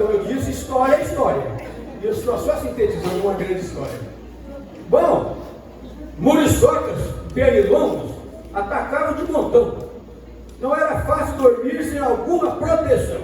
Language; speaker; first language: Portuguese; native; Portuguese